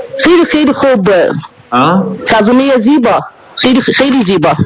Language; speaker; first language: Persian; non-native, learner; Arabic